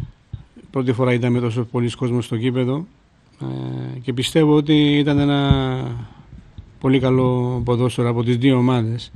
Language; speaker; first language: Greek; non-native, fluent; Georgian